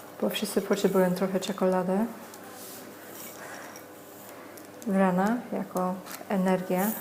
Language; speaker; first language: Polish; non-native, learner; English